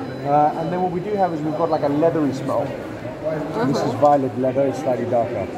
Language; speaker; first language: English; native; English